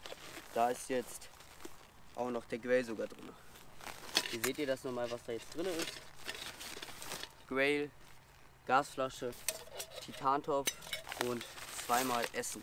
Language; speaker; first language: German; native; German